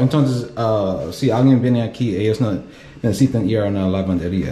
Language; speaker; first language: Spanish; non-native, learner; English